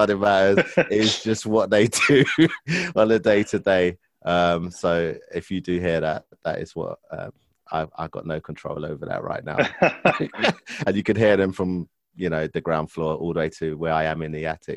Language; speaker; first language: English; native; English